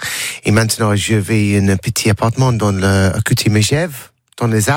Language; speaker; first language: French; non-native, learner; English